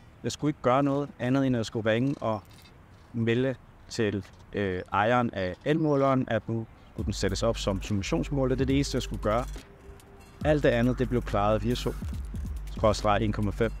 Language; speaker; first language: Danish; non-native, fluent; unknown